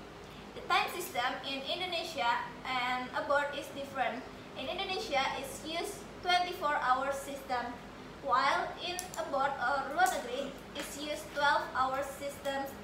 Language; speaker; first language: English; non-native, learner; Indonesian